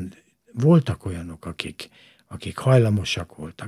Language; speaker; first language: Hungarian; native; Hungarian